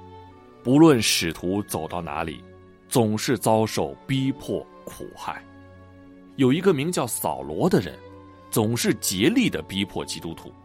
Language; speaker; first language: Chinese; native; Chinese